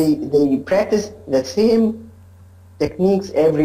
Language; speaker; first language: English; non-native, learner; Arabic